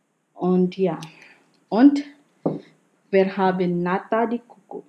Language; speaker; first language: German; non-native, learner; Filipino